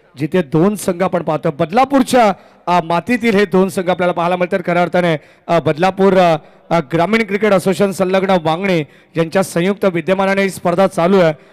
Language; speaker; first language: Marathi; native; Marathi